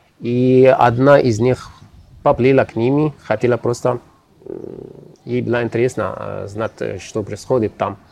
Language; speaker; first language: Russian; non-native, learner; Arabic